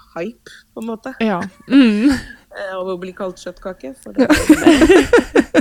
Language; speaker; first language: Norwegian; early bilingual, other home language; Spanish